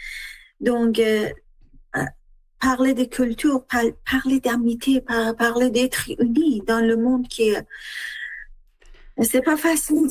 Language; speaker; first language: French; non-native, learner; Persian